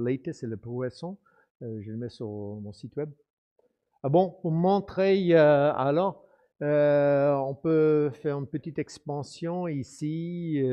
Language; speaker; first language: French; non-native, fluent; English